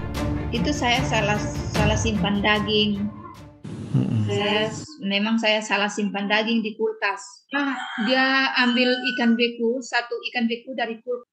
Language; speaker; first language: Indonesian; non-native, local second language; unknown